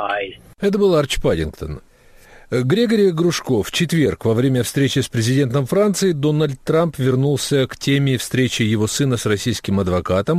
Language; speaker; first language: Russian; native; Russian